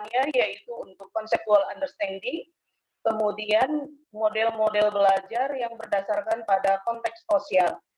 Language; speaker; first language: Indonesian; native; Indonesian